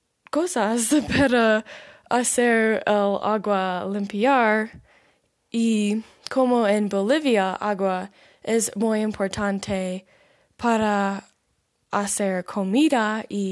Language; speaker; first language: Spanish; non-native, learner; English